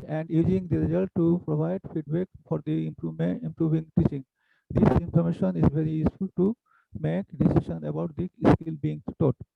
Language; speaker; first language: English; non-native, local second language; Bangla